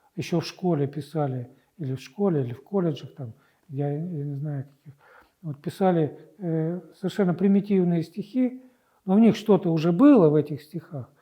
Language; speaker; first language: Russian; native; Russian